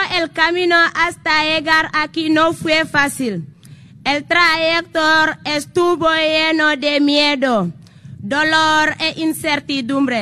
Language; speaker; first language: Spanish; non-native, fluent; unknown